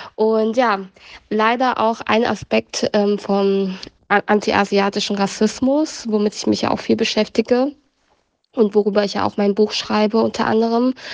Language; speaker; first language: German; early bilingual, other home language; Vietnamese